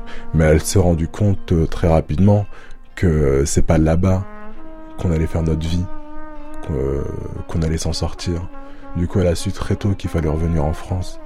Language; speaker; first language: French; early bilingual, other home language; Arabic